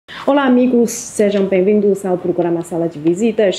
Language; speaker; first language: Portuguese; non-native, fluent; Chinese